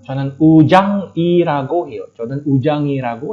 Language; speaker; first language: Korean; non-native, fluent; Indonesian